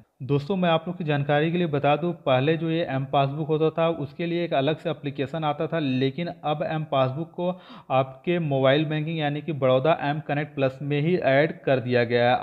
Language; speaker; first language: Hindi; native; Hindi